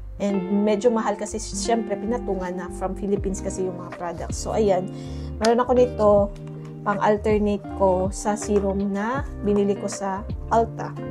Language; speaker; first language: Filipino; non-native, local second language; Cebuano